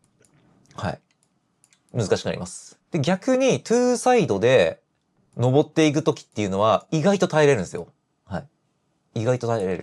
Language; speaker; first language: Japanese; native; Japanese